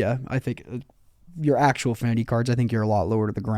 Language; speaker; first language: English; native; English